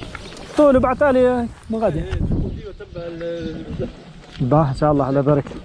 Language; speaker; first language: Arabic; native; Arabic